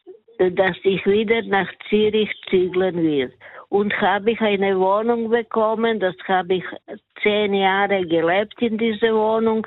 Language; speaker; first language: German; non-native, learner; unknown